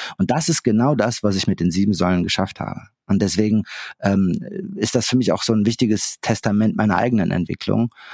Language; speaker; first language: German; early bilingual, other home language; Arabic